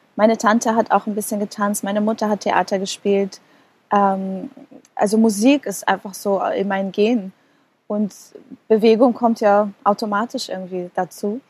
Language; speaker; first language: German; non-native, fluent; Portuguese